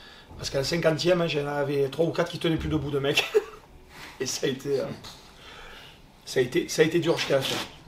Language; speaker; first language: French; native; French